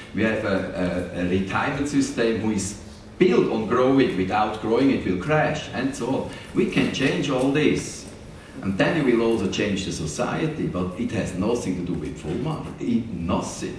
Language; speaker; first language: English; non-native, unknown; German